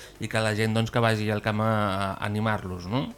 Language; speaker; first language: Catalan; native; Catalan